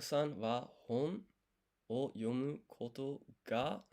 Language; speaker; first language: Japanese; non-native, learner; English